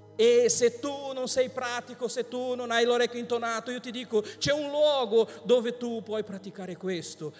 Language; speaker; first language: Italian; non-native, fluent; Portuguese